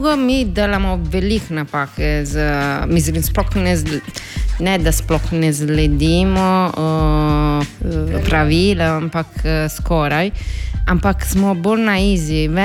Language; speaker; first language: Slovenian; non-native, fluent; Italian